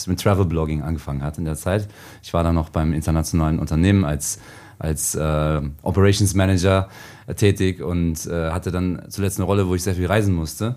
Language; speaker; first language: German; native; German